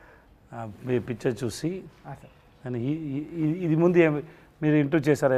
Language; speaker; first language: Telugu; non-native, learner; Tamil